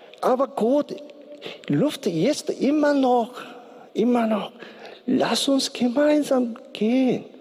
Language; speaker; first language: German; non-native, learner; Korean